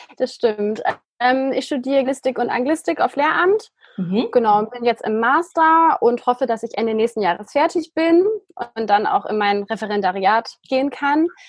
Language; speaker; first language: German; native; German